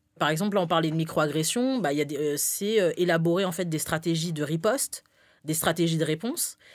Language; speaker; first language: French; early bilingual, other home language; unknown